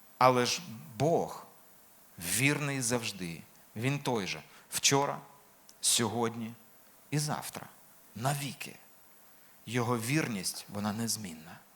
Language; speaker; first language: Ukrainian; non-native, local second language; Russian